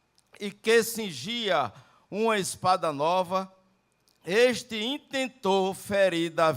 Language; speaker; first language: Portuguese; native; Portuguese